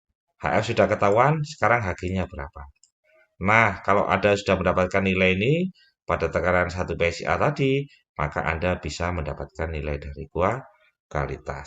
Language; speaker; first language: Indonesian; native; Indonesian